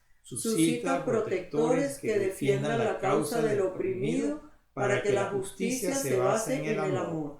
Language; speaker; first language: Spanish; native; Spanish